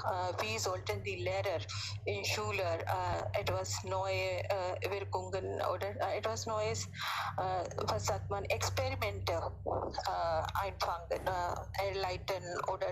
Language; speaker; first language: German; non-native, learner; Hindi